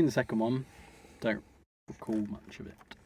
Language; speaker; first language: English; native; English